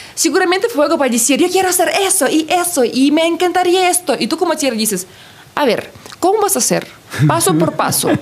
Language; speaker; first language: Spanish; non-native, fluent; Russian